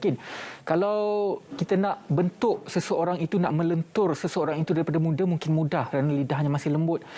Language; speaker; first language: Malay; native; Malay